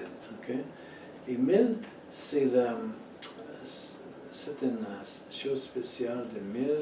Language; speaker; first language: French; non-native, fluent; English